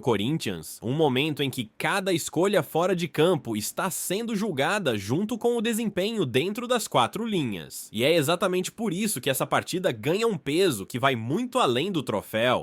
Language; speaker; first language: Portuguese; native; Portuguese